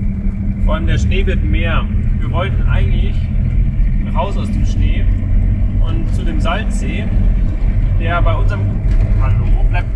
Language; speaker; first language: German; native; German